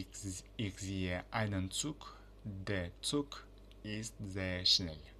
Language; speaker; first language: German; non-native, fluent; Uzbek